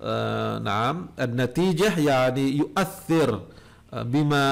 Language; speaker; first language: Arabic; non-native, fluent; Indonesian